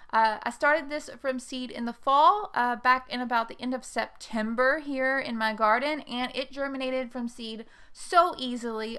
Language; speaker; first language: English; native; English